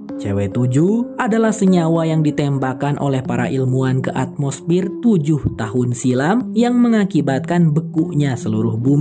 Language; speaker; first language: Indonesian; native; Indonesian